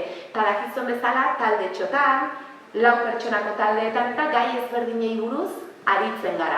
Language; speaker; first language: Basque; native; Basque